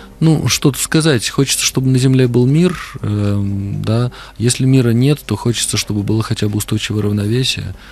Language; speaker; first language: Russian; native; Russian